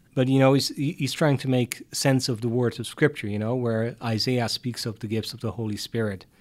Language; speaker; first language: English; non-native, fluent; Dutch